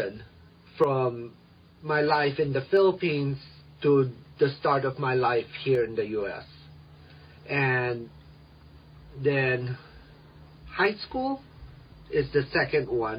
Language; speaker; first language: English; early bilingual, other home language; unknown